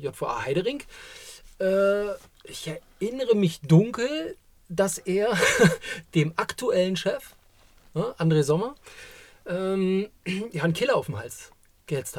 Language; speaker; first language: German; native; German